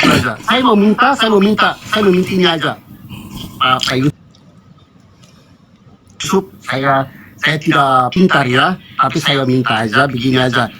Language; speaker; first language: Indonesian; non-native, fluent; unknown